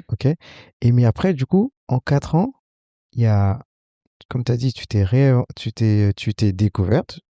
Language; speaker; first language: French; native; French